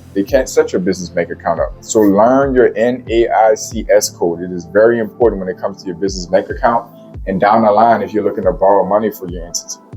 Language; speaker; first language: English; native; English